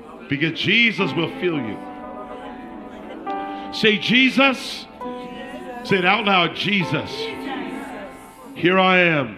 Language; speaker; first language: English; native; English